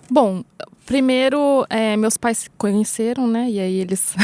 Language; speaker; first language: Portuguese; native; Portuguese